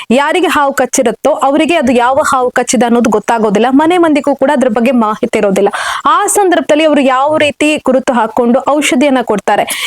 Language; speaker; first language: Kannada; native; Kannada